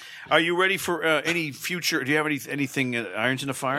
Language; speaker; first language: English; native; English